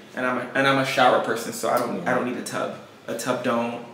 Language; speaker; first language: English; native; English